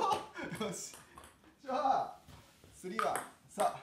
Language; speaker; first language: Japanese; native; Japanese